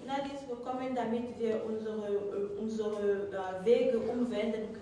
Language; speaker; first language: German; non-native, fluent; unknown